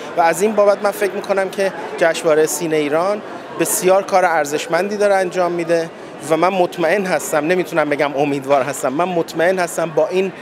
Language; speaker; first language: Persian; native; Persian